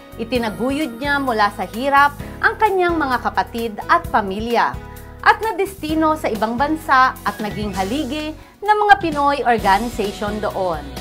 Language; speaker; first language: Filipino; native; Filipino